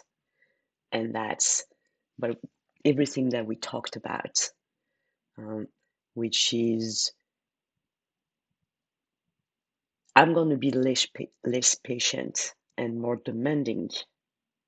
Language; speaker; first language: English; non-native, fluent; French